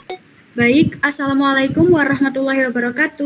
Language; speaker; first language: Indonesian; native; Indonesian